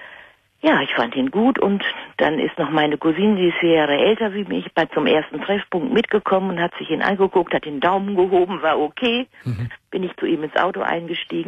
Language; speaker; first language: German; native; German